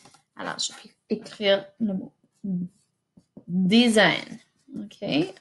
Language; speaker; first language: French; non-native, fluent; English